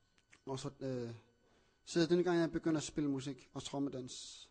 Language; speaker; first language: Danish; non-native, local second language; Kalaallisut